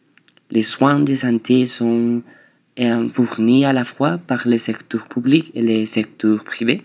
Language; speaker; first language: French; non-native, learner; Spanish